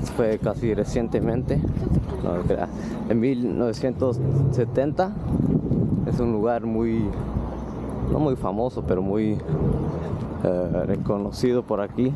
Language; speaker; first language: Spanish; early bilingual, heritage; Spanish